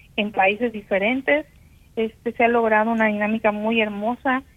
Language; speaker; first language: Spanish; native; Spanish